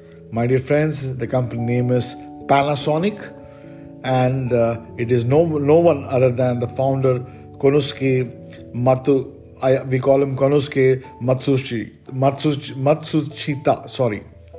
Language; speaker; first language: English; non-native, local second language; Malayalam